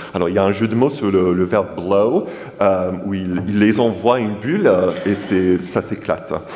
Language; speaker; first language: French; non-native, fluent; English